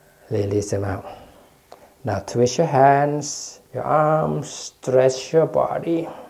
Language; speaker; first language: English; non-native, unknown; Thai